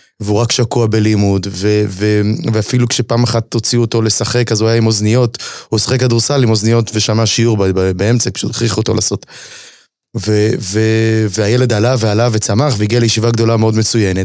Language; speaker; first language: Hebrew; native; Hebrew